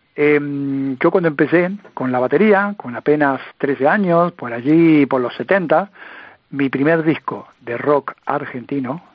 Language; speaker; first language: Spanish; native; Spanish